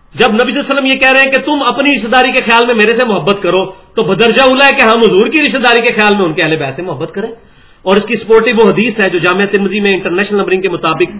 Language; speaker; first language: Urdu; non-native, local second language; Punjabi